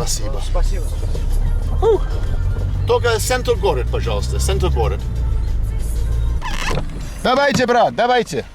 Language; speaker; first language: Russian; non-native, learner; English